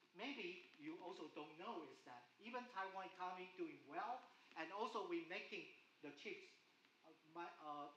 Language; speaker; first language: English; non-native, fluent; Chinese